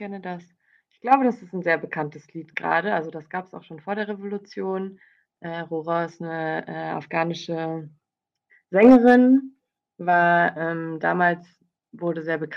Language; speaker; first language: German; native; German